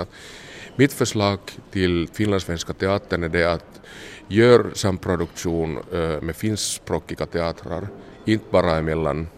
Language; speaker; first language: Swedish; non-native, local second language; Finnish